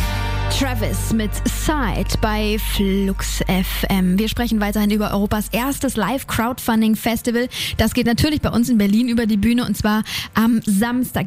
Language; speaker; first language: German; native; German